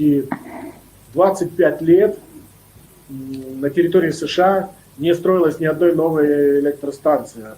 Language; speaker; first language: Russian; native; Russian